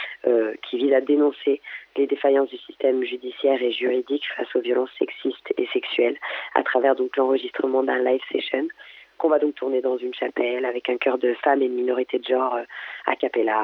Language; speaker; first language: French; native; French